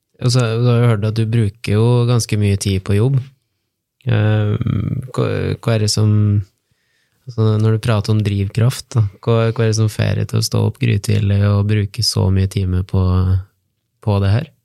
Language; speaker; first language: Norwegian; native; Norwegian